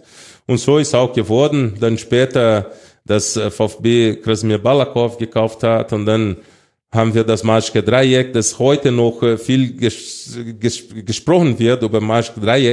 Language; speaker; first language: German; non-native, fluent; Portuguese